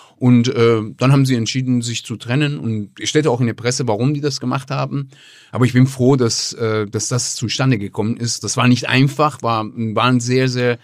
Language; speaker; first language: German; non-native, fluent; Persian